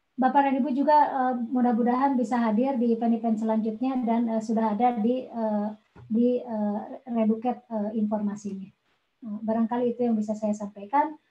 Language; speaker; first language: Indonesian; non-native, local second language; Sundanese